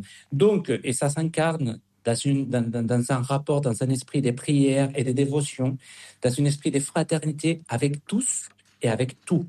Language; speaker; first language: French; non-native, fluent; Spanish